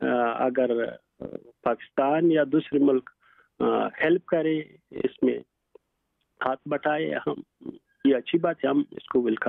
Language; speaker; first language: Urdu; non-native, fluent; Pashto